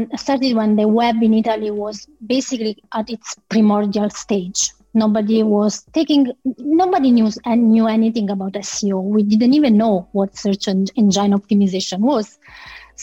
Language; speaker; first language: English; non-native, fluent; Italian